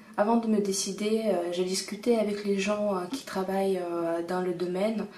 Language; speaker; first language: French; non-native, fluent; Russian